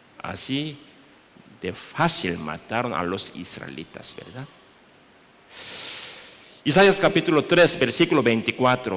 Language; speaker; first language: Spanish; non-native, learner; Korean